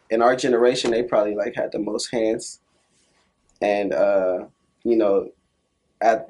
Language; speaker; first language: English; native; English